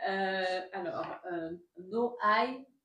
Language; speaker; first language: Spanish; non-native, learner; French